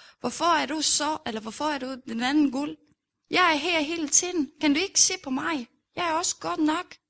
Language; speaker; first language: Danish; non-native, fluent; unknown